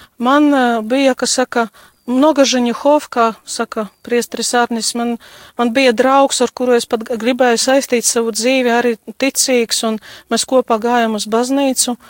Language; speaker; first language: Latvian; non-native, local second language; Russian